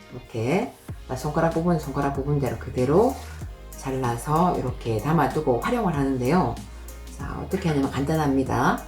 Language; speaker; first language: Korean; native; Korean